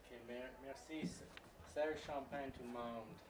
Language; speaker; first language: French; non-native, local second language; English